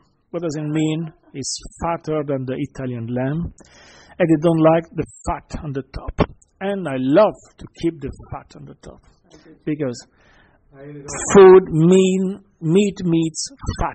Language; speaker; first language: English; non-native, learner; Italian